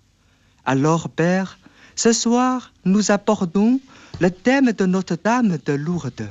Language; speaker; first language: French; non-native, fluent; Chinese